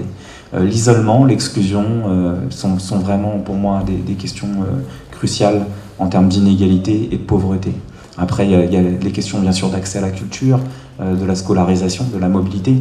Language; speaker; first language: French; native; French